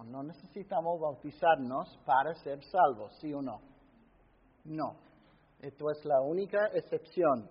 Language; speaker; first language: Spanish; non-native, fluent; English